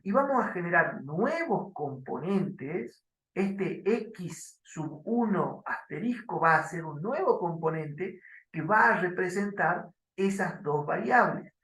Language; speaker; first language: Spanish; native; Spanish